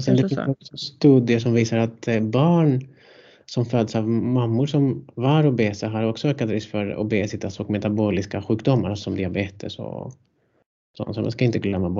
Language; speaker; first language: Swedish; non-native, fluent; Greek